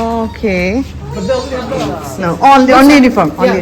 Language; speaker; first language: English; non-native, learner; Bangla